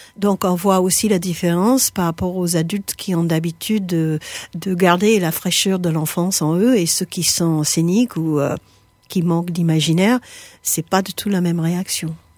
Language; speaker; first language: French; non-native, fluent; English